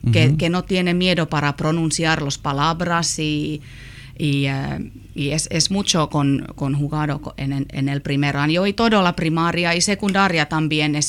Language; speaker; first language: Spanish; non-native, learner; Finnish